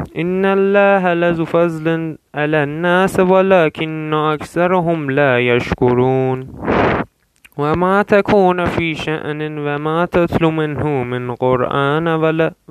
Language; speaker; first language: Arabic; non-native, learner; Persian